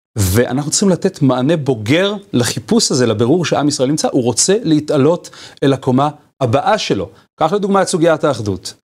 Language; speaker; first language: Hebrew; native; Hebrew